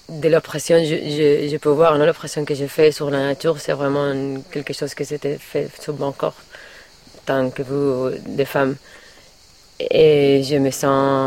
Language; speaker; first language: French; non-native, learner; Catalan